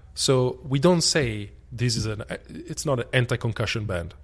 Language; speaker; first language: English; early bilingual, other home language; Italian